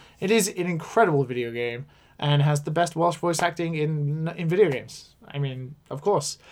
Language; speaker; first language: English; native; English